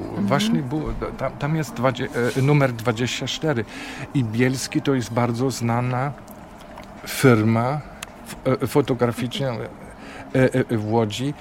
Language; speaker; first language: Polish; non-native, fluent; German